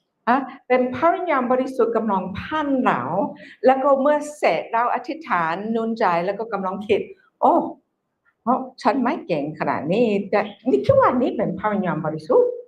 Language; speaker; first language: Thai; non-native, fluent; English